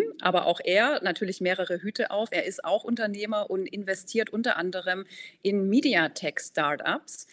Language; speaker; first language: German; native; German